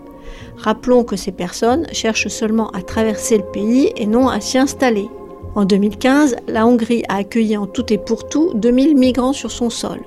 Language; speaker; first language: French; native; French